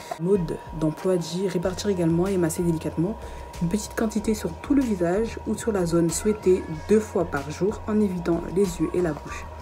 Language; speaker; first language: French; early bilingual, other home language; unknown